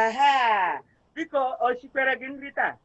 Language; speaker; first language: Igbo; native; Igbo